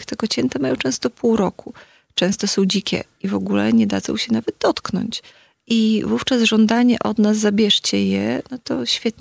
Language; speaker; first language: Polish; native; Polish